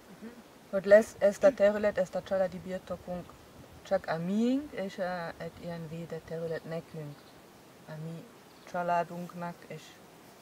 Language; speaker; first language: Hungarian; non-native, learner; German